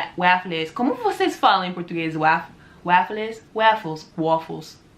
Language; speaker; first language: Portuguese; non-native, learner; English